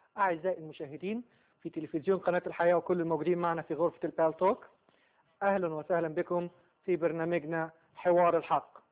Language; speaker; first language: Arabic; native; Arabic